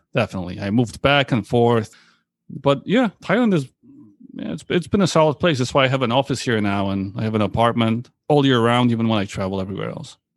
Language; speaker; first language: English; early bilingual, other home language; Polish